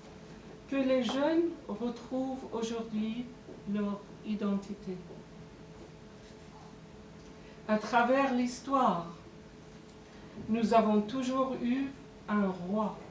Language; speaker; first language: French; non-native, fluent; Persian